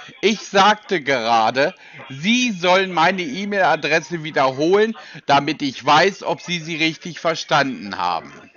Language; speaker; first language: German; native; German